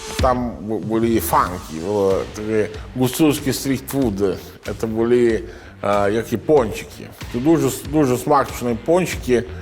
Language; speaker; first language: Ukrainian; non-native, learner; Italian